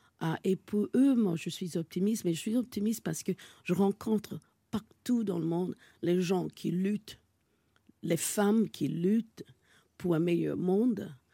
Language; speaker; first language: French; non-native, fluent; English